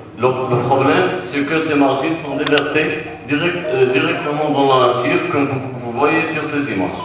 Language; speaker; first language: French; non-native, local second language; Arabic